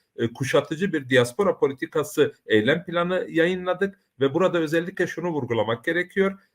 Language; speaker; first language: Turkish; early bilingual, heritage; Turkish